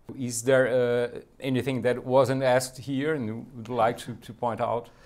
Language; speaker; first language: English; non-native, fluent; Portuguese